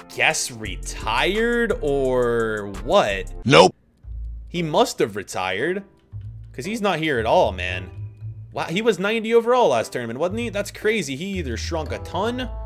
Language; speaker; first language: English; native; English